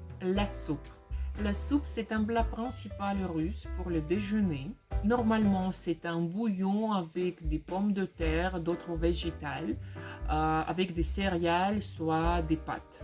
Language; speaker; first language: French; non-native, fluent; Russian